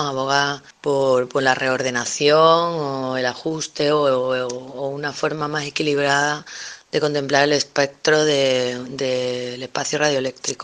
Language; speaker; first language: Spanish; native; Spanish